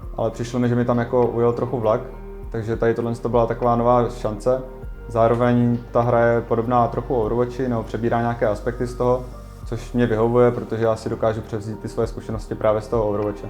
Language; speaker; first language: Czech; native; Czech